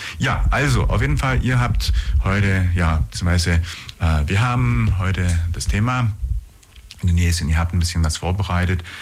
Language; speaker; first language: German; native; German